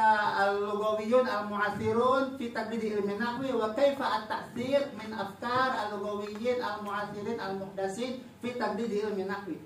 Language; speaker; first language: Arabic; non-native, fluent; Indonesian